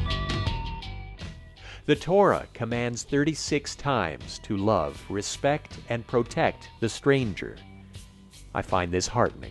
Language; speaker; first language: English; native; English